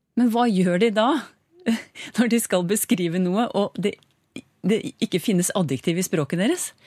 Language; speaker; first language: Norwegian; native; Norwegian